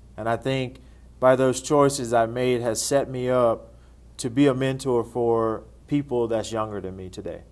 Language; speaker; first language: English; native; English